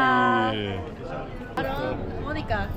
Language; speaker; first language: Spanish; non-native, learner; Korean